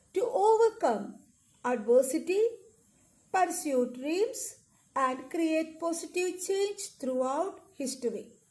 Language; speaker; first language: English; non-native, local second language; Malayalam